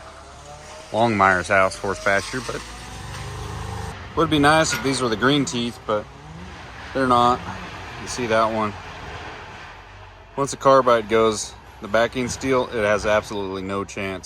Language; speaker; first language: English; native; English